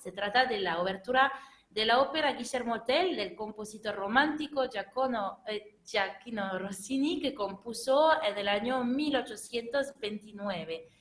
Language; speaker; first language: Spanish; non-native, fluent; French